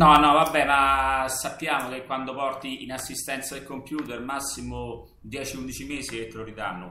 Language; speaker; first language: Italian; native; Italian